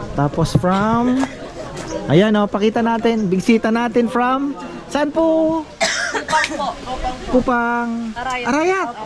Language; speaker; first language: Filipino; native; Filipino